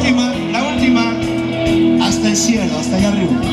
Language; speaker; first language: Spanish; native; Spanish